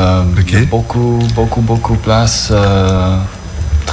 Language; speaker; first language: French; non-native, learner; English